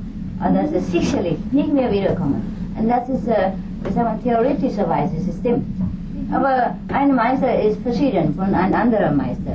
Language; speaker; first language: German; non-native, fluent; Vietnamese